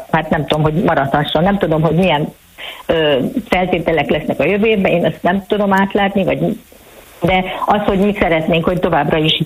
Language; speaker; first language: Hungarian; native; Hungarian